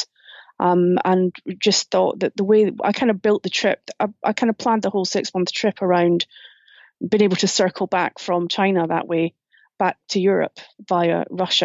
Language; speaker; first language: English; native; English